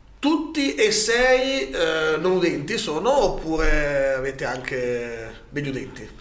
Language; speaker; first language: Italian; native; Italian